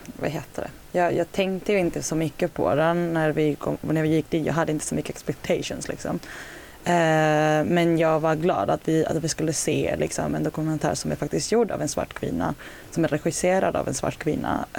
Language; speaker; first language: Swedish; native; Swedish